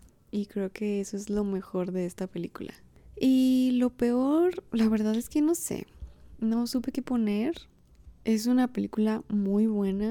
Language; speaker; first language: Spanish; native; Spanish